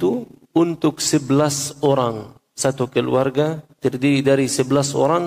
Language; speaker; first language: Indonesian; non-native, fluent; Arabic